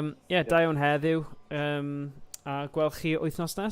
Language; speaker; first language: Welsh; non-native, local second language; English